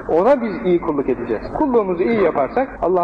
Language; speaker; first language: Turkish; native; Turkish